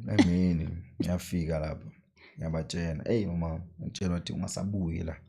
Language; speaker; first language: Zulu; native; Zulu